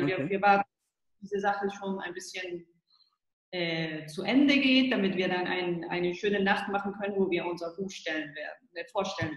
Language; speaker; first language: German; early bilingual, heritage; Spanish